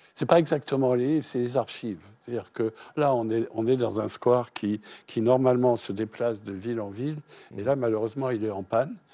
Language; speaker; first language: French; native; French